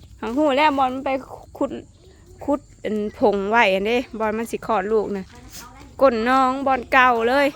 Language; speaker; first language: Thai; non-native, local second language; Northeastern Thai